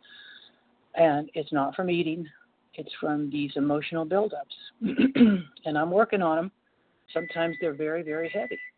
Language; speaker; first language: English; native; English